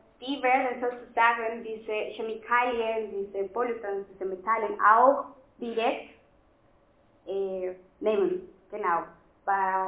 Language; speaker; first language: German; non-native, fluent; Spanish